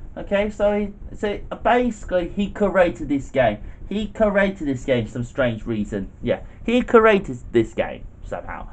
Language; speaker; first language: English; native; English